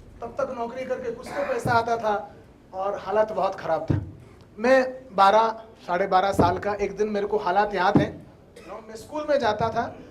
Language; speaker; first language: Hindi; non-native, local second language; Telugu